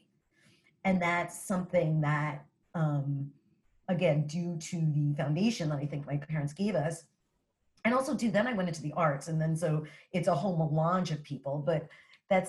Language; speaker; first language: English; native; English